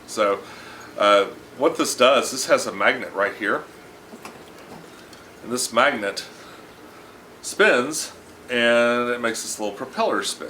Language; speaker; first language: English; native; English